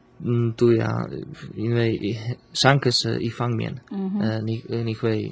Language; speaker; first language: Chinese; non-native, learner; Slovak